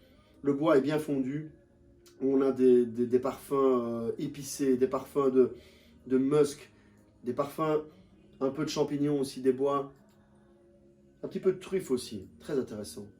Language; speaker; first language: French; native; French